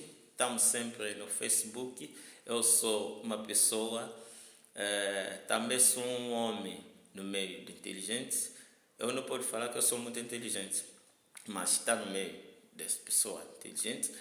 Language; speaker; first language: Portuguese; non-native, learner; Lingala